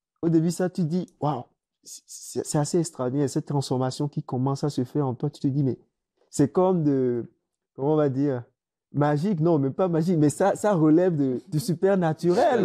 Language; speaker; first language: French; native; French